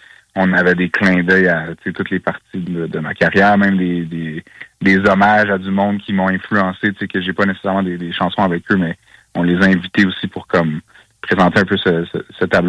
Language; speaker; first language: French; native; French